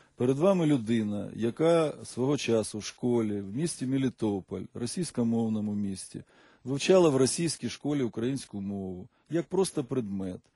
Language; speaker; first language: Ukrainian; non-native, local second language; Russian